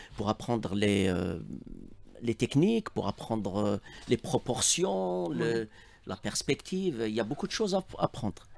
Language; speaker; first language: French; non-native, local second language; Arabic